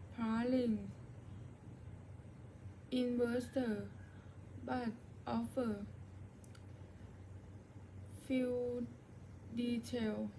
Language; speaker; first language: English; non-native, learner; Thai